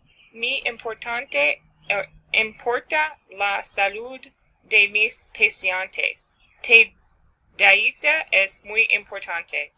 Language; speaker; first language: Spanish; non-native, learner; English